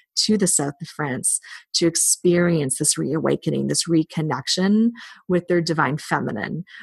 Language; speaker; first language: English; native; English